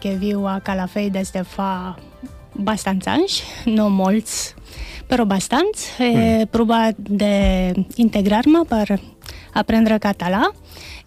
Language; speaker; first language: Catalan; non-native, fluent; Romanian